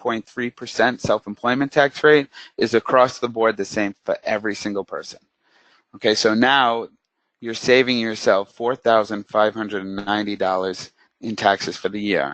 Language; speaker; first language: English; native; English